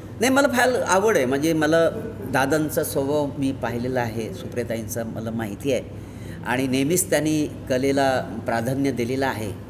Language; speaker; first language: Marathi; native; Marathi